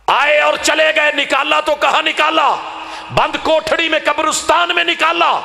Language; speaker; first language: Urdu; non-native, local second language; Punjabi